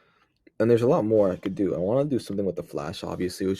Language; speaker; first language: English; native; English